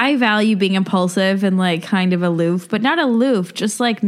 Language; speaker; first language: English; native; English